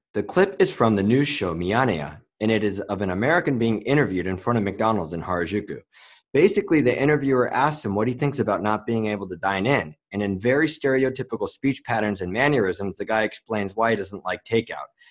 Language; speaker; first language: English; native; English